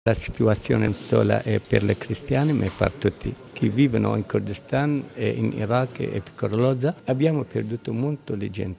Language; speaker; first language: Italian; non-native, learner; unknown